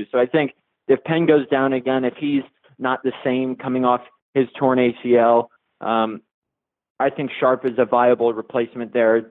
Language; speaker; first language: English; native; English